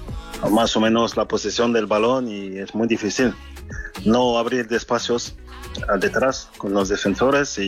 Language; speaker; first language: Spanish; non-native, fluent; French